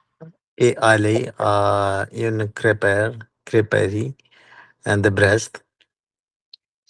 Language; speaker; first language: French; non-native, learner; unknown